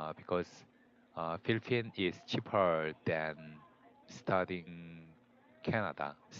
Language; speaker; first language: English; non-native, learner; Korean